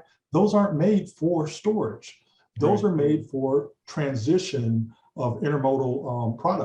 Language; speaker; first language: English; native; English